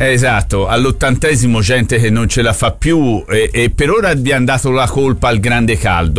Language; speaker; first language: Italian; native; Italian